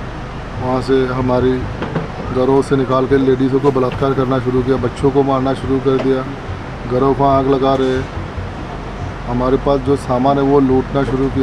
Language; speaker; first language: Hindi; non-native, fluent; Rohingya